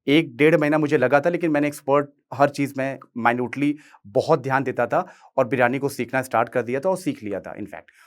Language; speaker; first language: Hindi; native; Hindi